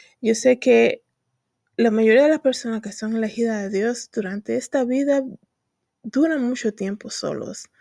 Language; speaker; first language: Spanish; native; Spanish